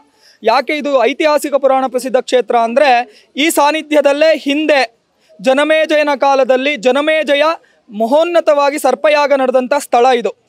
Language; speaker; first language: Kannada; native; Kannada